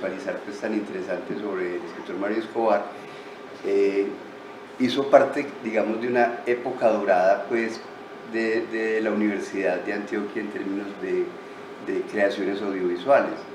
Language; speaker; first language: Spanish; native; Spanish